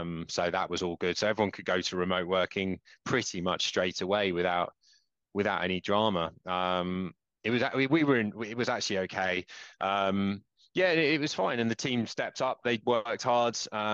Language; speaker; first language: English; native; English